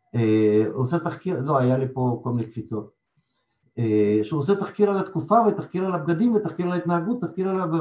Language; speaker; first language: Hebrew; early bilingual, other home language; Russian